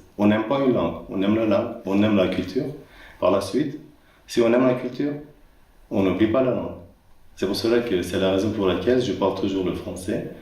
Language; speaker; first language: French; non-native, fluent; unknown